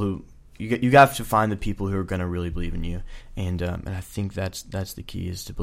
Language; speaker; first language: English; native; English